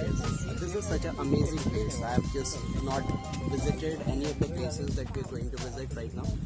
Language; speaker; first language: English; non-native, fluent; Hindi